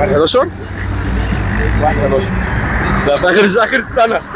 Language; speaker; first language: Arabic; native; Arabic